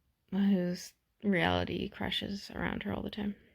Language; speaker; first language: English; native; English